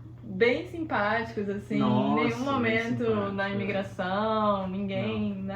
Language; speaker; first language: Portuguese; native; Portuguese